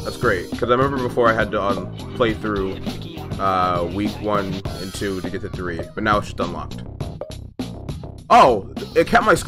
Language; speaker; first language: English; native; English